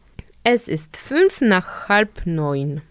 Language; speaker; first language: German; non-native, fluent; Polish